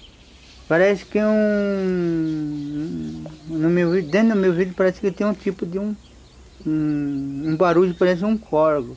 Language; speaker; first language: Portuguese; non-native, local second language; Guarani